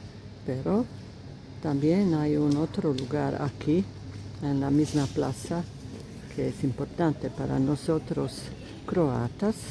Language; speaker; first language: Spanish; non-native, fluent; Croatian